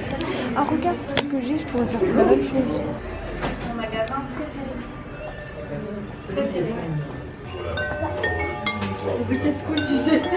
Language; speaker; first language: French; native; French